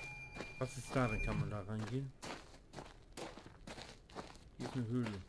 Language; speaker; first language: German; native; German